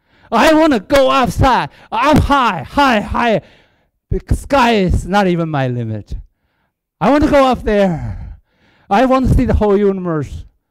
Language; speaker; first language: English; non-native, fluent; Chinese